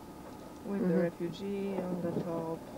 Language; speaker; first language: English; non-native, learner; Polish